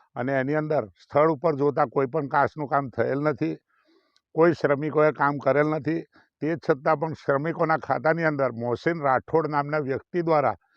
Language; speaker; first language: Gujarati; native; Gujarati